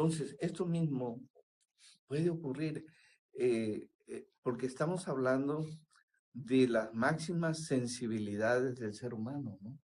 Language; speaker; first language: Spanish; native; Spanish